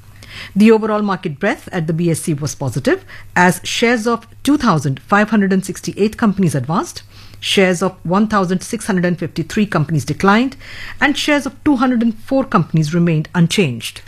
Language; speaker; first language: English; non-native, local second language; Hindi